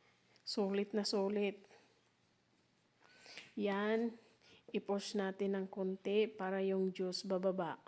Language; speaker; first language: Filipino; native; Filipino